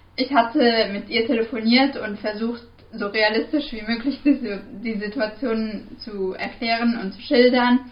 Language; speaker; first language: German; non-native, fluent; Arabic